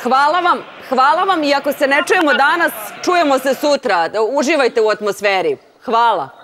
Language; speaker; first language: Serbian; native; Serbian